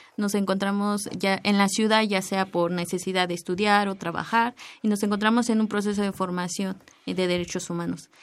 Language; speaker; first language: Spanish; native; Spanish